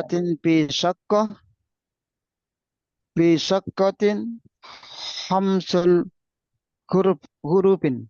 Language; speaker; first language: Arabic; non-native, learner; Indonesian